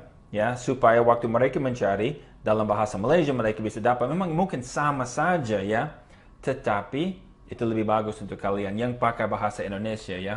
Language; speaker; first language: Indonesian; non-native, fluent; English